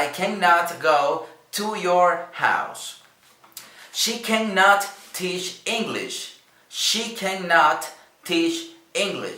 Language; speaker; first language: English; non-native, learner; Spanish